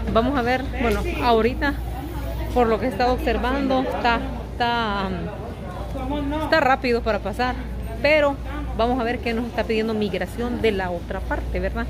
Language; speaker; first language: Spanish; native; Spanish